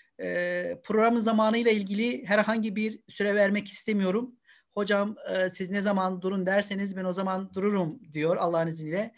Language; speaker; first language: Turkish; native; Turkish